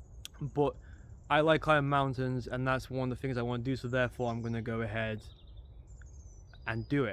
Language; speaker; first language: English; native; English